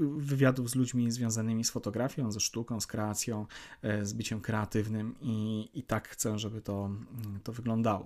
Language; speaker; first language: Polish; native; Polish